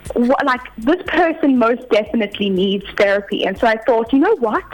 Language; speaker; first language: English; native; English